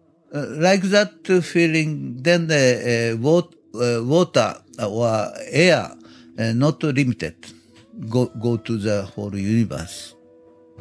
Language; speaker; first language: English; non-native, learner; Japanese